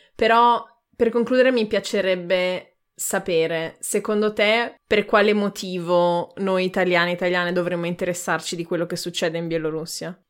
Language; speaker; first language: Italian; native; Italian